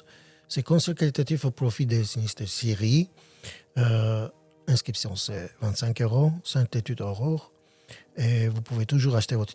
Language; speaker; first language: French; non-native, learner; Armenian